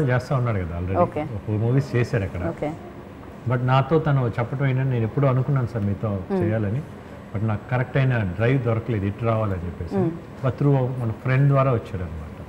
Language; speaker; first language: Telugu; native; Telugu